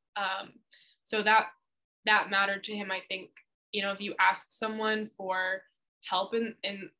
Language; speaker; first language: English; native; English